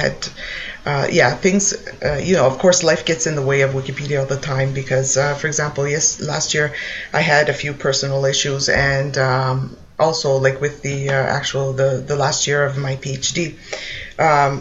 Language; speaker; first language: English; native; English